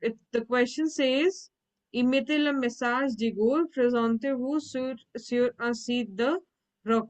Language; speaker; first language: French; non-native, learner; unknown